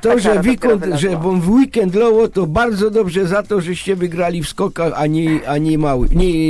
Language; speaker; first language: Polish; native; Polish